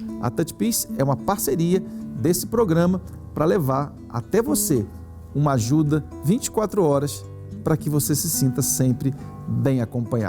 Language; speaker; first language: Portuguese; native; Portuguese